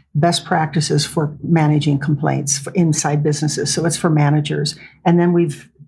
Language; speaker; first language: English; native; English